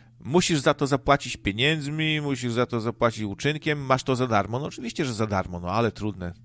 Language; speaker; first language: Polish; native; Polish